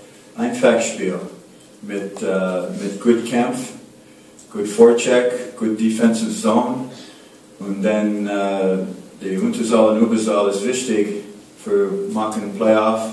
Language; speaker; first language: German; non-native, learner; English